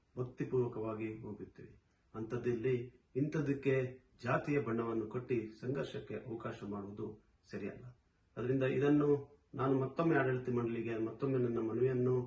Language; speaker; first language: Kannada; non-native, local second language; Kodava